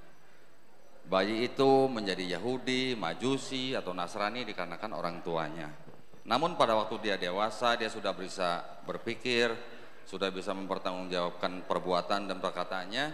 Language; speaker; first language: Indonesian; native; Indonesian